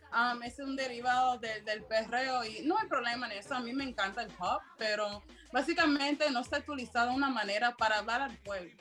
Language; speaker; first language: Spanish; early bilingual, heritage; Spanish